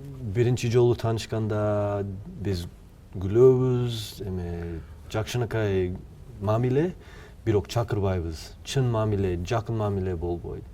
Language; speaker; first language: Kyrgyz; non-native, fluent; English